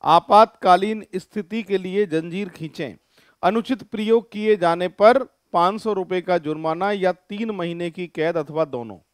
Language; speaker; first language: Hindi; native; Hindi